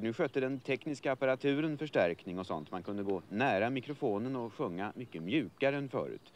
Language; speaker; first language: Swedish; native; Swedish